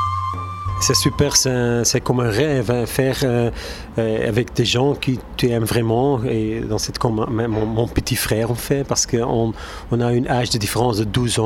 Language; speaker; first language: French; non-native, local second language; Turkish